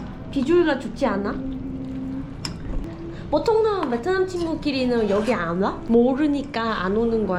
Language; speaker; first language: Korean; non-native, fluent; Vietnamese